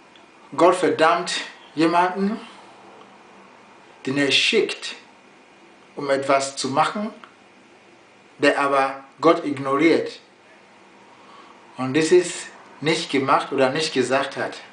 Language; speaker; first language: German; non-native, fluent; Yoruba